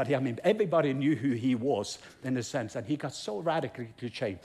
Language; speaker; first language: English; non-native, fluent; Norwegian